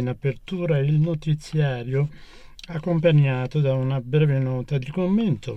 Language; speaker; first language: Italian; non-native, fluent; Persian